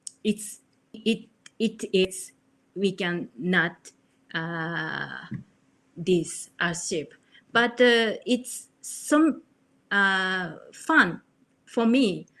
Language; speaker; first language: English; non-native, learner; Japanese